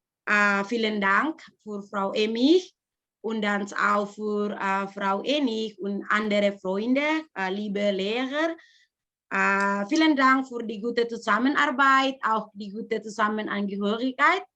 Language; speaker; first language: German; non-native, learner; Indonesian